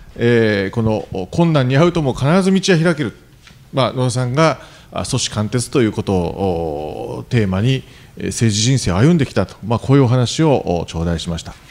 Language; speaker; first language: Japanese; native; Japanese